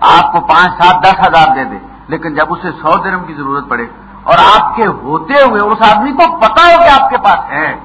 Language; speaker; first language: Urdu; non-native, local second language; Punjabi